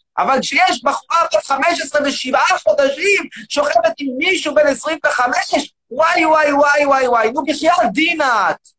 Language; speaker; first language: Hebrew; native; Hebrew